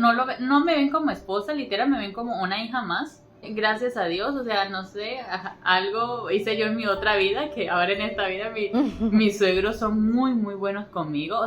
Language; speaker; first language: Spanish; native; Spanish